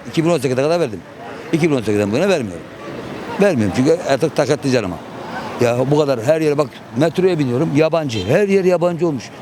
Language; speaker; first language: Turkish; native; Turkish